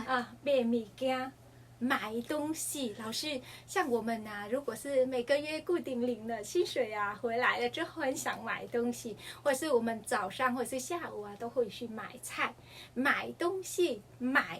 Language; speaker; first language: Chinese; non-native, fluent; Vietnamese